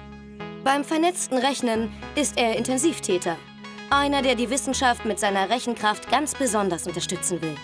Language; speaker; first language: German; native; German